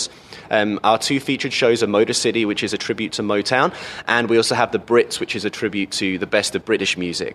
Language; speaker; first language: English; native; English